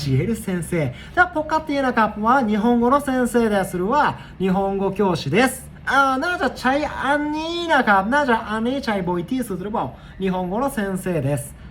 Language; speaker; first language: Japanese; non-native, fluent; Thai